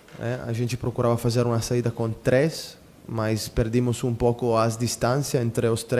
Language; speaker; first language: Portuguese; non-native, fluent; Italian